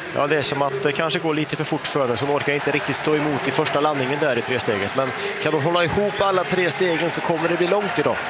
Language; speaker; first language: Swedish; native; Swedish